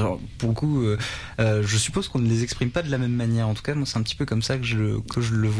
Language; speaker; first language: French; native; French